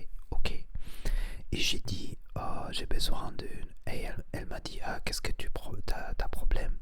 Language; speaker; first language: French; non-native, learner; Spanish